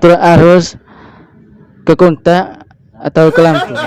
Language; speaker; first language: Indonesian; non-native, local second language; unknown